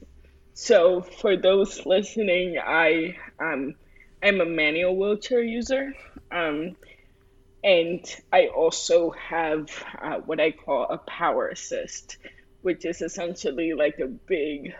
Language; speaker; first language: English; early bilingual, other home language; Spanish